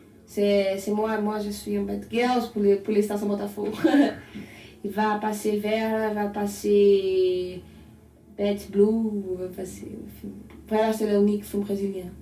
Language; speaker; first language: French; non-native, learner; Portuguese